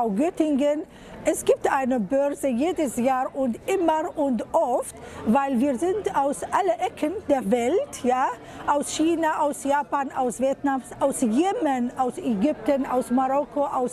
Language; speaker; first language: German; non-native, fluent; Arabic